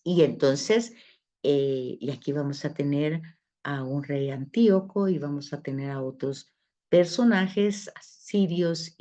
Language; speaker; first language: Spanish; native; Spanish